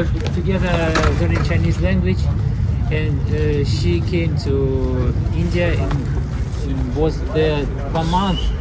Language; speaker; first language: English; non-native, learner; Russian